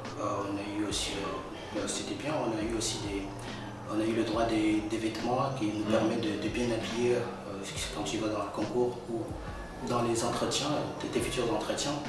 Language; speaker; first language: French; non-native, local second language; Comorian